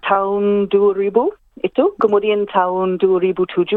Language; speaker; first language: Indonesian; non-native, fluent; English